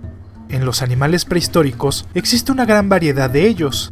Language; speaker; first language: Spanish; native; Spanish